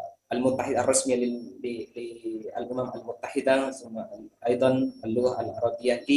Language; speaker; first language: Arabic; non-native, fluent; Indonesian